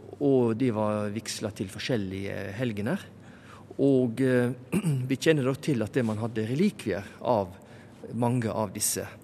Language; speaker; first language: Norwegian; native; Norwegian